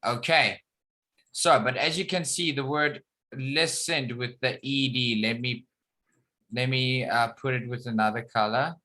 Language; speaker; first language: English; non-native, fluent; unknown